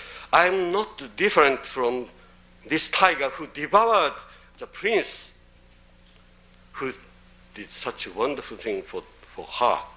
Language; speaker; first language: English; non-native, fluent; Japanese